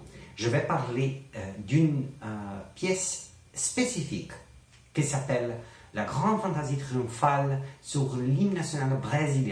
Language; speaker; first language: French; non-native, learner; Portuguese